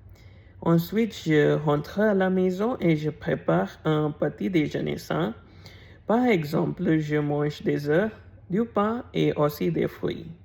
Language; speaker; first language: French; non-native, learner; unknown